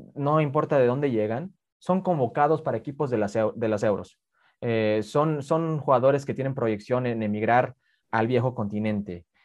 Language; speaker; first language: Spanish; early bilingual, heritage; Spanish